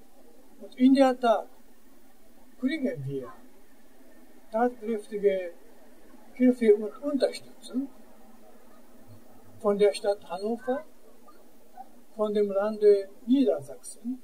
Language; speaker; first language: German; non-native, fluent; Japanese